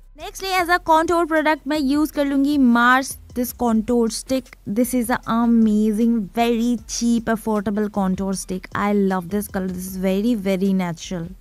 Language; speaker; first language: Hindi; non-native, local second language; Bangla